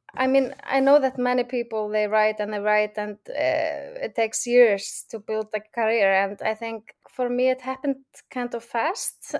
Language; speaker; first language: English; non-native, fluent; Icelandic